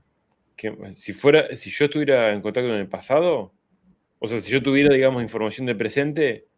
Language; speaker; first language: Spanish; native; Spanish